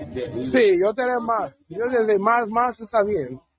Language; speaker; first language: Spanish; non-native, learner; English